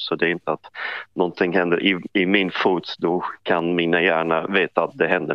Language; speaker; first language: Swedish; non-native, fluent; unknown